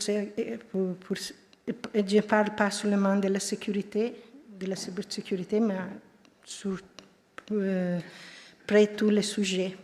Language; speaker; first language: French; non-native, fluent; Italian